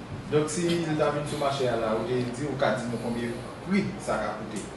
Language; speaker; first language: French; non-native, local second language; Haitian Creole